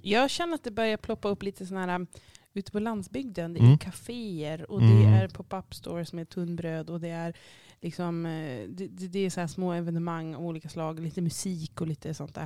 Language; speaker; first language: Swedish; native; Swedish